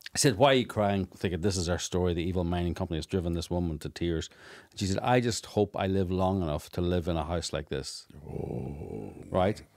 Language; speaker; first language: English; native; English